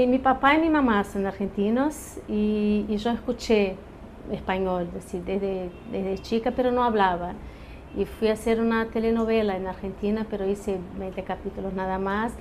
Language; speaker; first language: Spanish; early bilingual, heritage; Portuguese